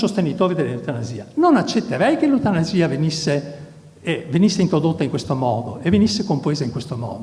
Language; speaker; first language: Italian; native; Italian